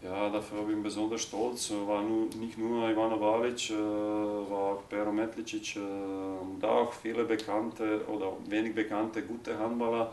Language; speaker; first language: German; non-native, learner; Croatian